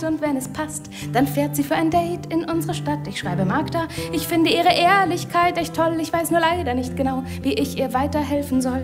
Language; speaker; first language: German; native; German